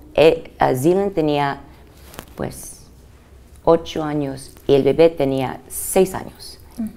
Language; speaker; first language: Spanish; early bilingual, heritage; English